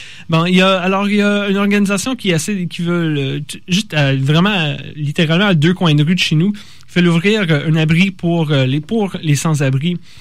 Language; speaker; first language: French; native; French